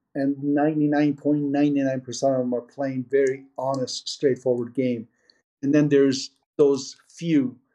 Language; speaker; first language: English; early bilingual, other home language; Persian